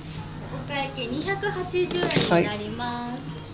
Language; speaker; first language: Japanese; native; Japanese